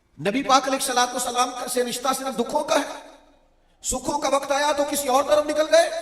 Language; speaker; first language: Urdu; non-native, local second language; Punjabi